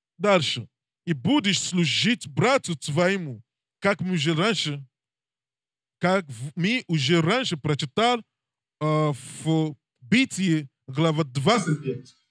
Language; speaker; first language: Russian; non-native, learner; English